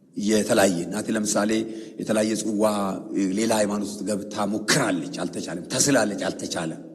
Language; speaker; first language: Amharic; non-native, local second language; Oromo